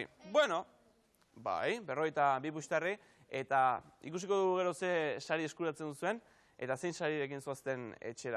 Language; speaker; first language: Basque; native; Basque